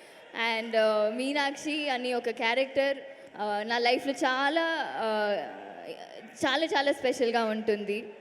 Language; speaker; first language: Telugu; non-native, local second language; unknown